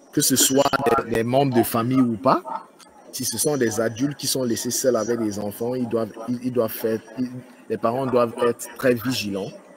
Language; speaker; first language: French; non-native, fluent; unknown